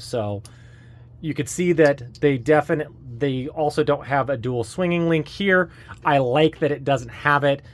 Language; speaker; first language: English; native; English